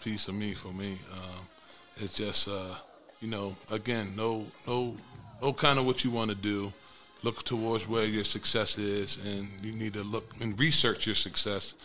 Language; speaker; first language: English; native; English